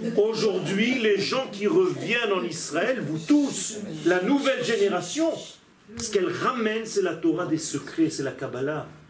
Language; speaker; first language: French; non-native, fluent; Hebrew